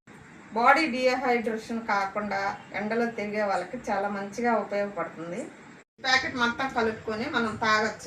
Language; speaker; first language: Telugu; native; Telugu